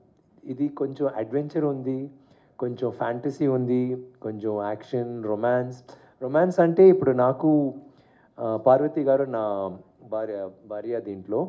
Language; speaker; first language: Telugu; non-native, learner; Tamil